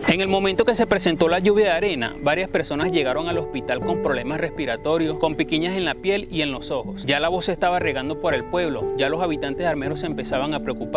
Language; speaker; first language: Spanish; native; Spanish